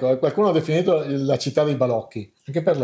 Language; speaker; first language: Italian; native; Italian